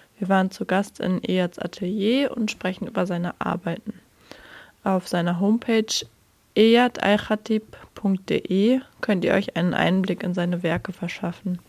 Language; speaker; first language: German; native; German